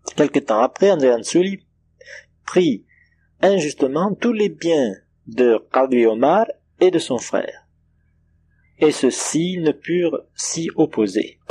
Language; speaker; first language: French; non-native, local second language; Comorian